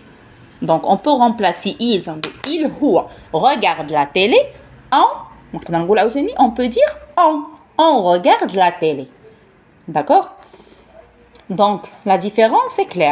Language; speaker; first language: French; non-native, local second language; Arabic